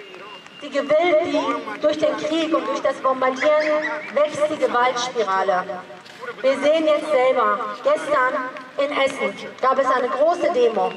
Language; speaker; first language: German; early bilingual, other home language; Persian